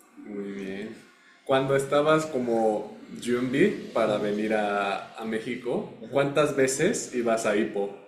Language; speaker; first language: Spanish; native; Spanish